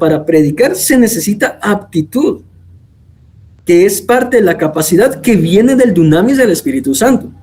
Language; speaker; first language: Spanish; native; Spanish